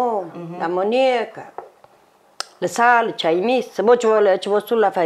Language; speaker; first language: Italian; native; Italian